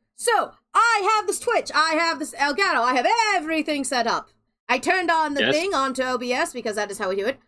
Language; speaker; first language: English; native; English